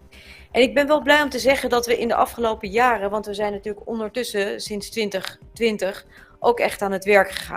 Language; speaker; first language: Dutch; native; Dutch